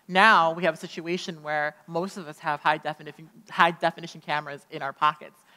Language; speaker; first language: English; native; English